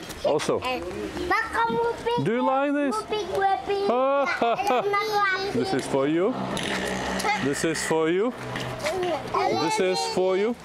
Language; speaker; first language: English; non-native, learner; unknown